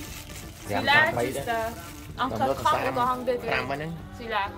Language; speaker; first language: French; non-native, learner; Khmer